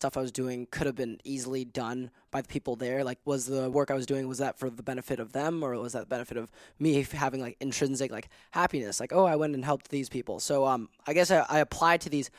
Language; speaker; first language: English; non-native, local second language; Cantonese